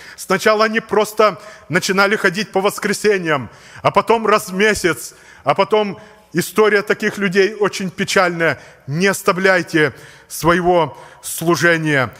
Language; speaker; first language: Russian; native; Russian